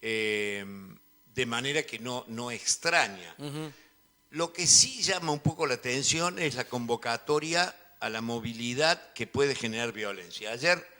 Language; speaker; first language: Spanish; native; Spanish